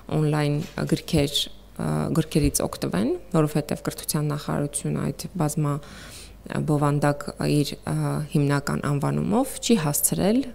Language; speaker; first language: Armenian; native; Armenian